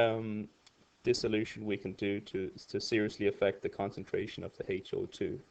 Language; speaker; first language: English; native; English